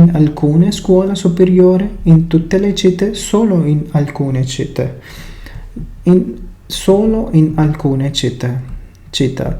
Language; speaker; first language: Italian; non-native, fluent; Urdu